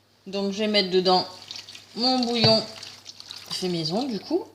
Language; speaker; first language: French; native; French